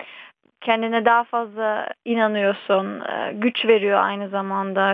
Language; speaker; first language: Turkish; early bilingual, heritage; Turkish